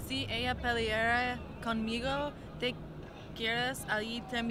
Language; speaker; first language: Spanish; non-native, learner; English